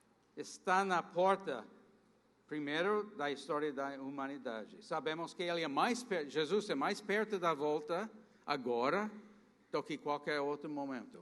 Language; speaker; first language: Portuguese; non-native, fluent; English